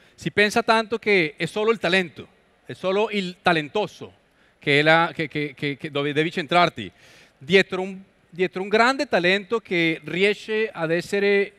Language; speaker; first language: Italian; non-native, learner; Spanish